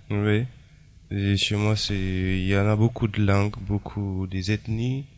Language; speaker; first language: French; non-native, local second language; Fula